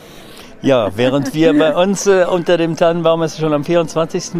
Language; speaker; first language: German; native; German